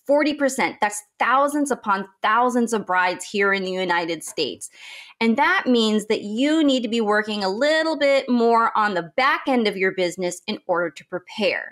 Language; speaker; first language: English; native; English